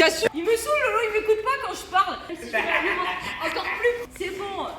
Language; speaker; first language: French; native; French